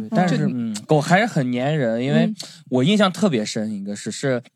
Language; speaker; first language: Chinese; native; Chinese